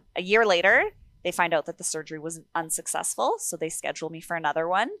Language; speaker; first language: English; native; English